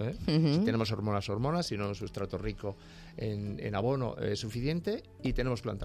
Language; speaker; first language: Spanish; native; Spanish